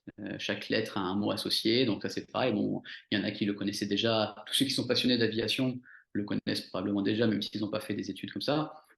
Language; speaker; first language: French; native; French